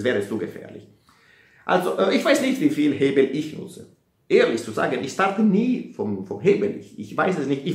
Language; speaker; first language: German; non-native, fluent; Italian